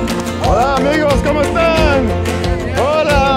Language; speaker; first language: Spanish; non-native, learner; English